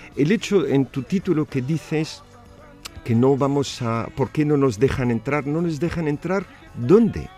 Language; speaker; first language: Spanish; non-native, fluent; Arabic